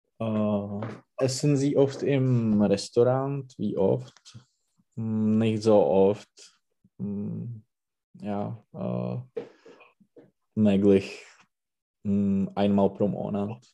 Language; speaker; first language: German; non-native, learner; Czech